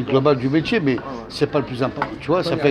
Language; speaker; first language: French; native; French